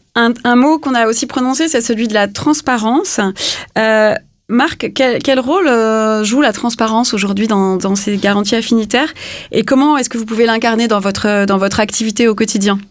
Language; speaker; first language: French; native; French